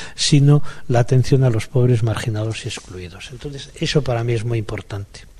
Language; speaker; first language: Spanish; native; Spanish